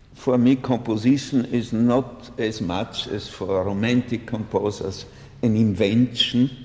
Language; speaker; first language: English; non-native, fluent; German